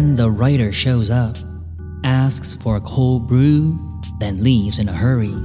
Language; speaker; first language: English; non-native, local second language; Cantonese